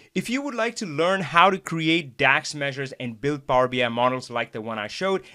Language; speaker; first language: English; non-native, local second language; Hindi